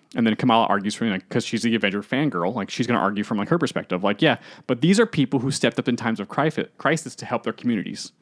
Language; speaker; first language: English; native; English